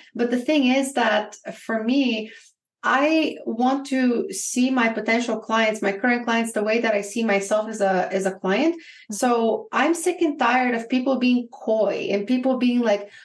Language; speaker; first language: English; non-native, fluent; Bulgarian